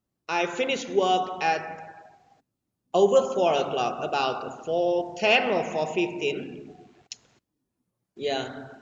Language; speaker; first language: English; non-native, learner; Vietnamese